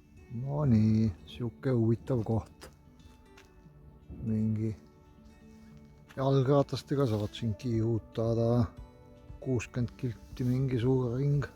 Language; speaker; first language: Estonian; native; Estonian